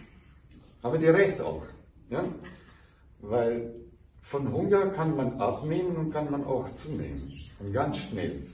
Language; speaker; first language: German; non-native, fluent; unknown